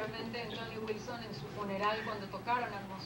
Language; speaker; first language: Spanish; native; Spanish